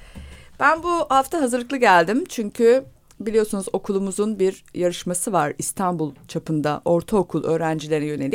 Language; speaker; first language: Turkish; native; Turkish